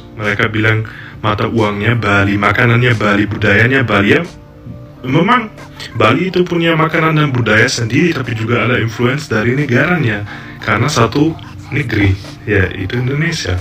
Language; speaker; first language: Indonesian; non-native, fluent; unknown